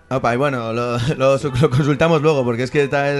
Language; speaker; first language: Spanish; native; Spanish